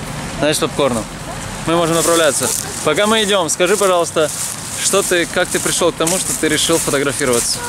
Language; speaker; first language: Russian; native; Russian